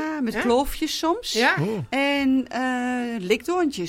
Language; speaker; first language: Dutch; native; Dutch